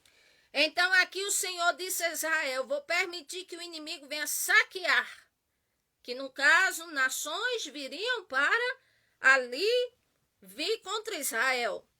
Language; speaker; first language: Portuguese; native; Portuguese